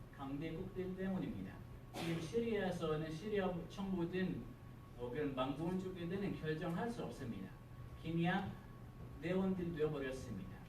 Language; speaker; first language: Korean; non-native, fluent; Arabic